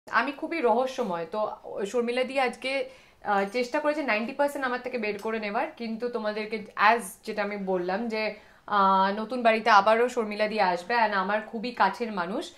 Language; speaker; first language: Bangla; native; Bangla